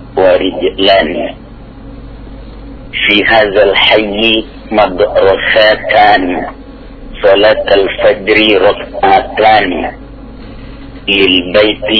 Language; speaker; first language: Arabic; non-native, learner; Indonesian